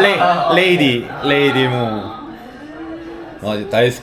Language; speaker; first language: Japanese; non-native, learner; Korean